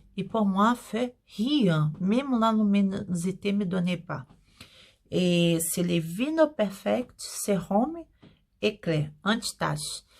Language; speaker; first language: French; non-native, learner; Portuguese